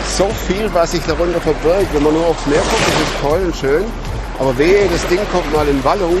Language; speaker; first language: German; native; German